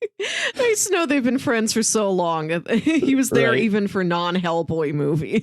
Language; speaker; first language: English; native; English